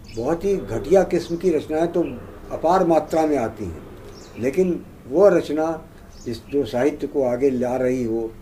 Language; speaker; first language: Hindi; native; Hindi